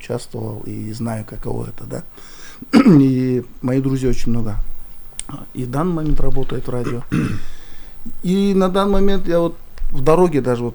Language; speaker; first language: Russian; non-native, local second language; Kyrgyz